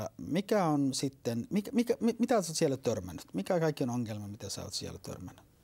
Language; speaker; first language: Finnish; non-native, fluent; Somali